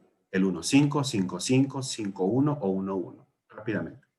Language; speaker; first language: Spanish; native; Spanish